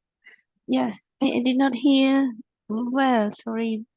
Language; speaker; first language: English; non-native, local second language; Khmer